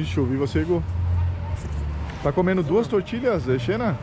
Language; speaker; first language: Portuguese; native; Portuguese